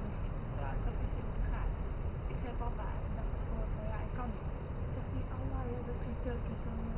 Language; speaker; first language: Dutch; early bilingual, other home language; Turkish